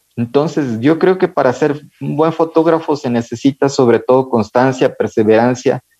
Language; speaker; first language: Spanish; native; Spanish